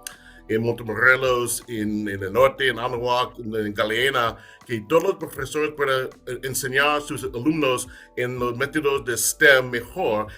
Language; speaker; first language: Spanish; non-native, fluent; English